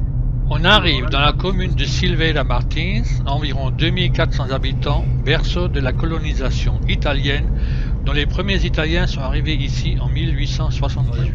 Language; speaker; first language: French; native; French